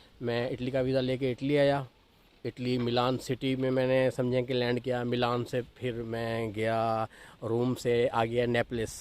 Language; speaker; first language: Urdu; non-native, local second language; Saraiki